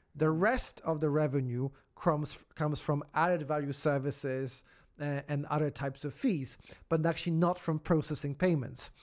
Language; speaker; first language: English; non-native, fluent; Polish